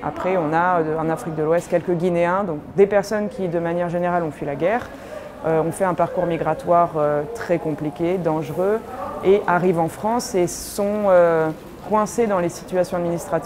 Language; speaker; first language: French; native; French